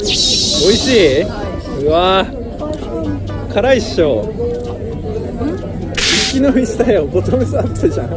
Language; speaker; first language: Japanese; native; Japanese